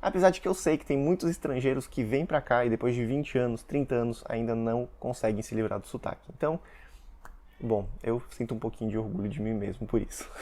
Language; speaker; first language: Portuguese; early bilingual, other home language; Russian